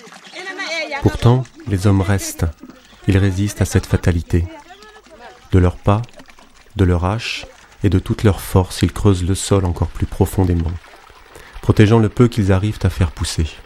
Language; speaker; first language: French; native; French